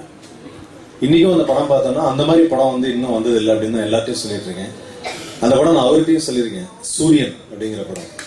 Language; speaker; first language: Tamil; native; Tamil